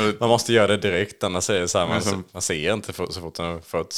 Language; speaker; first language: Swedish; native; Swedish